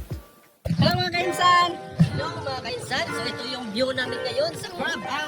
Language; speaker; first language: Filipino; non-native, local second language; Cebuano